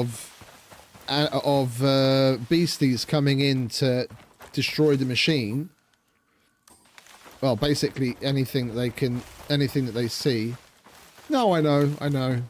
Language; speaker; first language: English; native; English